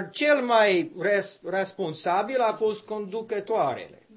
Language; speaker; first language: Romanian; non-native, learner; English